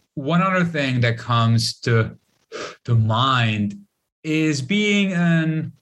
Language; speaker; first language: English; non-native, fluent; Arabic